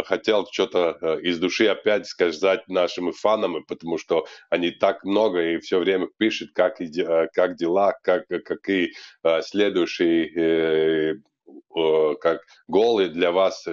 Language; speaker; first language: Russian; non-native, local second language; Latvian